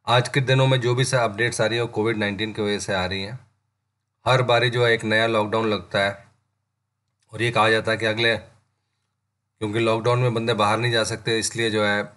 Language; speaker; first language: Hindi; native; Hindi